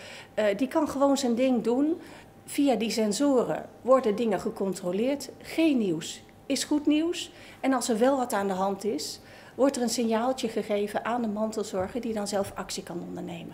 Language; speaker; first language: Dutch; native; Dutch